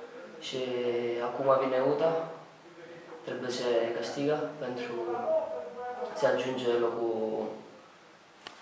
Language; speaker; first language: Romanian; non-native, learner; Italian